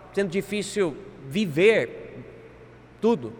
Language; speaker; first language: Portuguese; non-native, fluent; English